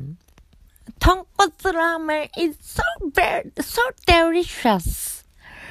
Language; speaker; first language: English; non-native, learner; Japanese